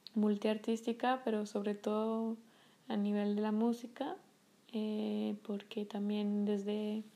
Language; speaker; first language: Spanish; non-native, fluent; French